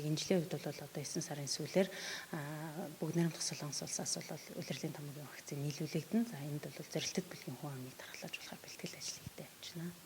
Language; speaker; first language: Mongolian; native; Mongolian